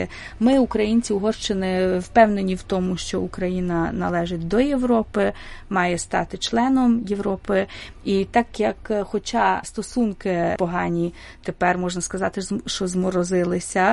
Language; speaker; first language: Ukrainian; early bilingual, heritage; Ukrainian